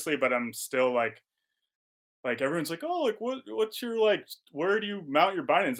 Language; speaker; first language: English; native; English